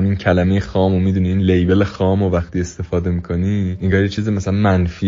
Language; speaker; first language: Persian; non-native, learner; Korean